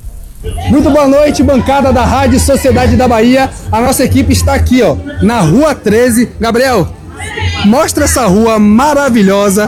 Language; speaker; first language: Portuguese; native; Portuguese